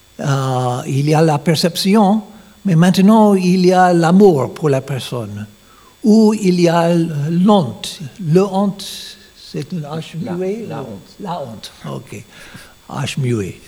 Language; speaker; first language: French; non-native, learner; English